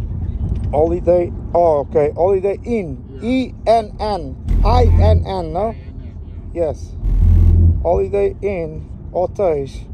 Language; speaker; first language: English; non-native, learner; Portuguese